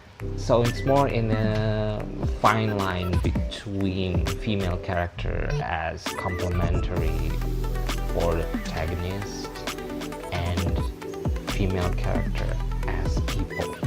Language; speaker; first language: English; non-native, fluent; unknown